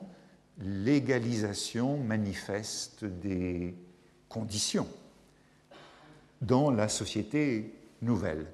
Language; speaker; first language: French; native; French